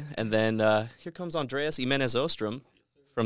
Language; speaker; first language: English; native; English